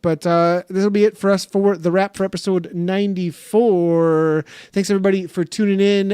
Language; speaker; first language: English; native; English